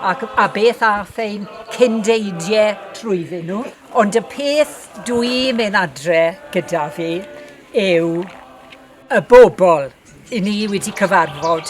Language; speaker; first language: Welsh; native; Welsh